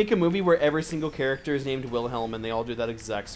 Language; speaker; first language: English; native; English